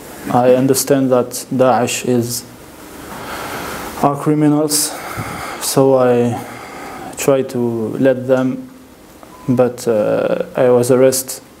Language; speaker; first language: English; non-native, learner; French